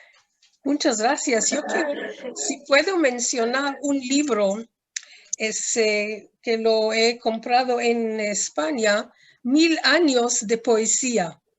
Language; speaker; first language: Spanish; non-native, fluent; Hebrew